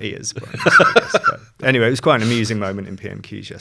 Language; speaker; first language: English; native; English